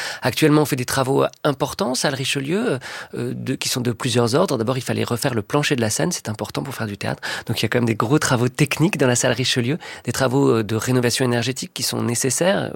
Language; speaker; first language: French; native; French